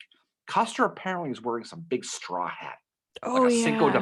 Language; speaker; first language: English; native; English